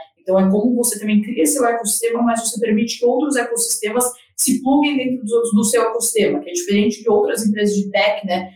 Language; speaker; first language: Portuguese; native; Portuguese